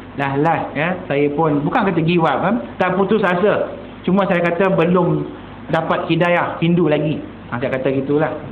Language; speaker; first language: Malay; non-native, local second language; Tamil